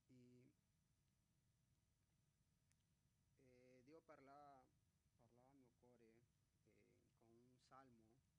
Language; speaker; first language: Italian; non-native, fluent; Spanish